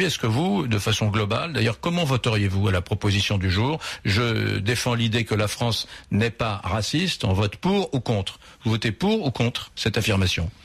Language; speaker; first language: French; native; French